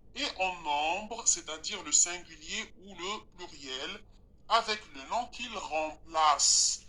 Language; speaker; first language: French; non-native, local second language; Arabic